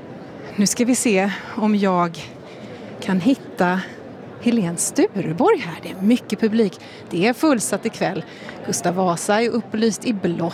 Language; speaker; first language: Swedish; native; Swedish